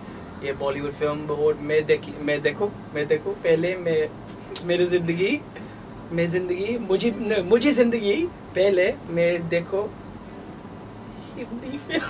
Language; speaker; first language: Hindi; non-native, learner; English